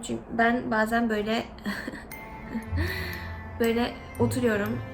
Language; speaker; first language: Turkish; non-native, fluent; Korean